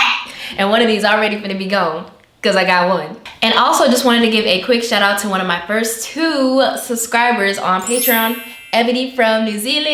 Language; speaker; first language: English; native; English